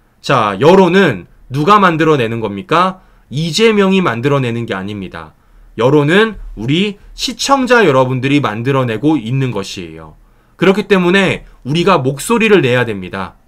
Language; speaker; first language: Korean; native; Korean